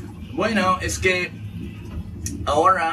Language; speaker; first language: Spanish; non-native, learner; English